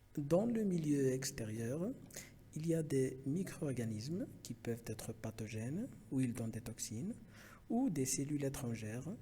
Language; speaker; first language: French; non-native, local second language; Arabic